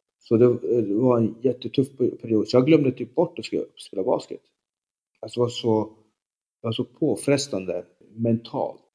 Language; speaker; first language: Swedish; early bilingual, other home language; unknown